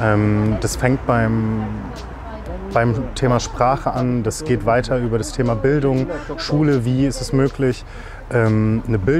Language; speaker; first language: German; native; German